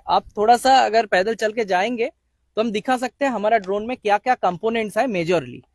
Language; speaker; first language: Hindi; non-native, local second language; Bangla